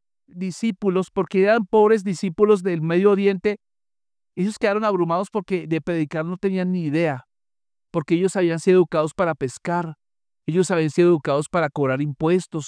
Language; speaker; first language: Spanish; native; Spanish